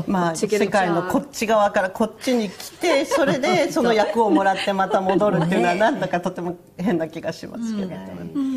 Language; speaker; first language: Japanese; native; Japanese